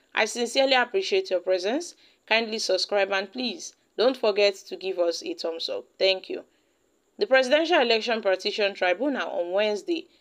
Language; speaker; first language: Nigerian Pidgin; native; Nigerian Pidgin